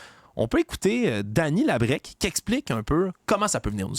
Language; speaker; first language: French; native; French